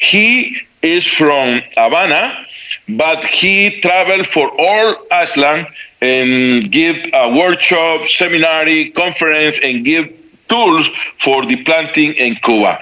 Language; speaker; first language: English; non-native, learner; Spanish